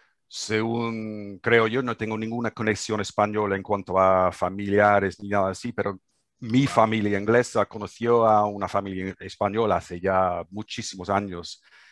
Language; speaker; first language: Spanish; non-native, fluent; English